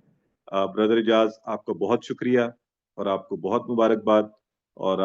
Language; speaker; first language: Urdu; native; Urdu